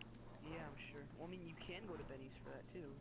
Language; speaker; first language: English; native; English